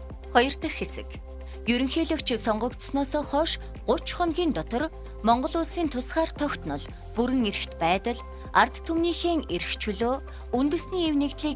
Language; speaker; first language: Mongolian; native; Mongolian